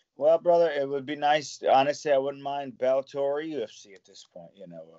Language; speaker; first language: English; native; English